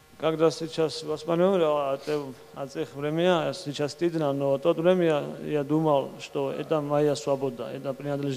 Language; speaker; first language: Russian; non-native, learner; Georgian